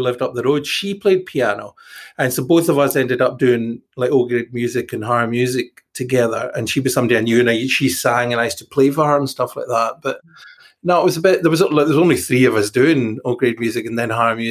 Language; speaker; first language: English; native; English